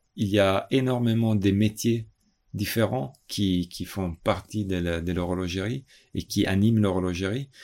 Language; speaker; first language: French; non-native, fluent; Italian